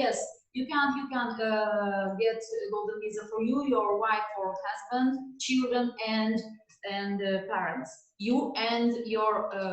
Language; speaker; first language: English; non-native, learner; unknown